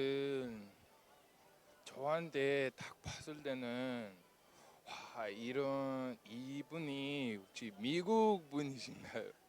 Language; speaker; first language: Korean; non-native, learner; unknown